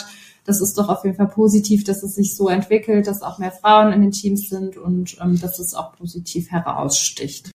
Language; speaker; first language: German; native; German